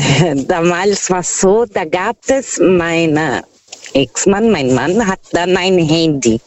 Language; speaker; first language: German; non-native, fluent; Portuguese